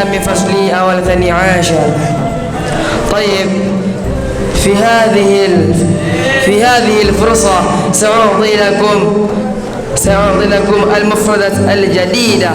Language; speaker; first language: Arabic; non-native, learner; Indonesian